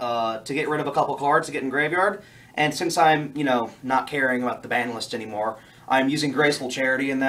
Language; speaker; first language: English; native; English